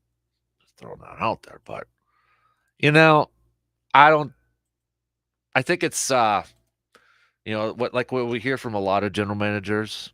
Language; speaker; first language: English; native; English